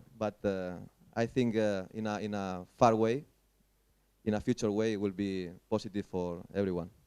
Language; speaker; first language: English; non-native, fluent; Spanish